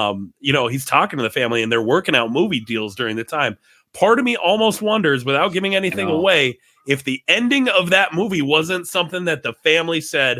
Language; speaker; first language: English; native; English